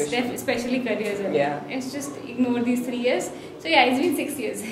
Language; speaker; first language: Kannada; non-native, fluent; Hindi